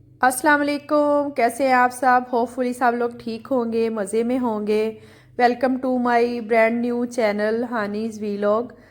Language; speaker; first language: Urdu; native; Urdu